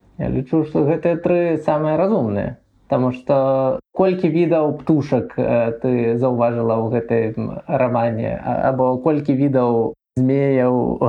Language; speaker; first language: Belarusian; non-native, local second language; Russian